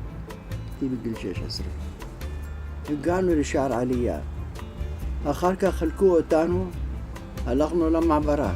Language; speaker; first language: Hebrew; non-native, fluent; Arabic